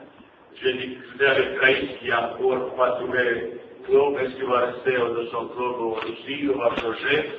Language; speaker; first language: French; non-native, fluent; Bosnian